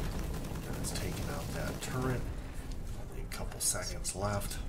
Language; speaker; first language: English; native; English